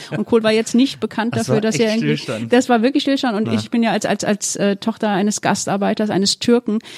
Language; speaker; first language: German; early bilingual, other home language; Turkish